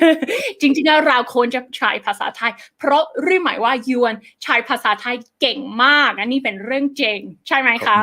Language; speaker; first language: Thai; non-native, fluent; English